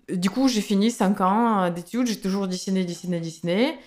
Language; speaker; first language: French; non-native, learner; Russian